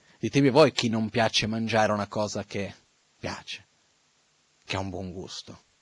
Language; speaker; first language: Italian; non-native, fluent; Portuguese